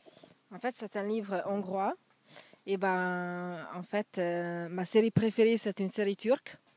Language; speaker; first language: French; non-native, fluent; Hungarian